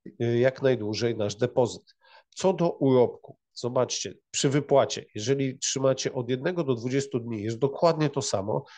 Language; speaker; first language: Polish; native; Polish